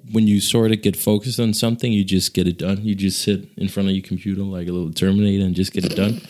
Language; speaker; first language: English; non-native, local second language; Danish